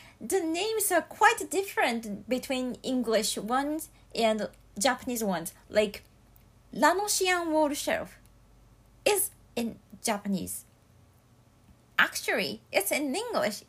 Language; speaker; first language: English; non-native, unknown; Japanese